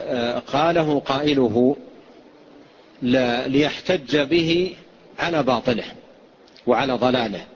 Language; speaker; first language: Arabic; native; Arabic